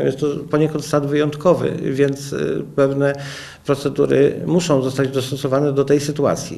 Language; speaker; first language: Polish; native; Polish